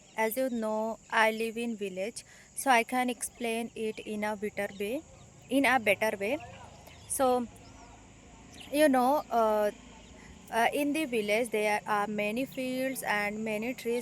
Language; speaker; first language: English; non-native, learner; Hindi